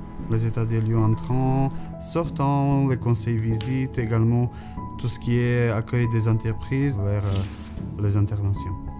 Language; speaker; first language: French; non-native, fluent; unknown